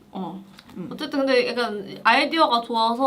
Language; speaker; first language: Korean; native; Korean